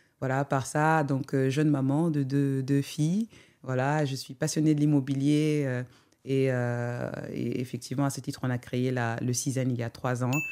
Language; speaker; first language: French; non-native, local second language; Wolof